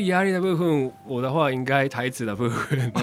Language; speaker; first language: Chinese; non-native, fluent; Japanese